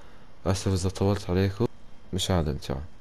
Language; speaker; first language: Arabic; native; Arabic